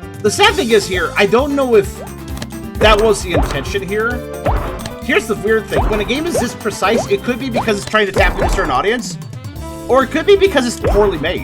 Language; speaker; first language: English; native; English